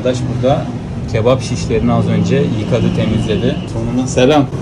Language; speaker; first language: Turkish; native; Turkish